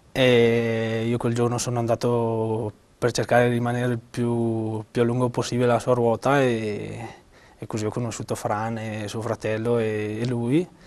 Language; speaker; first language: Italian; native; Italian